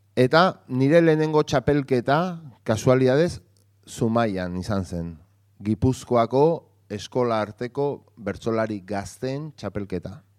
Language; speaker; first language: Basque; non-native, local second language; Spanish